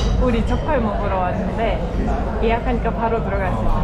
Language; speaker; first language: Korean; non-native, fluent; Japanese